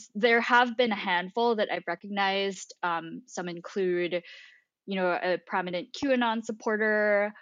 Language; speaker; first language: English; non-native, local second language; Filipino